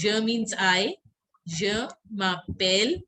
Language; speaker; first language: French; non-native, fluent; Hindi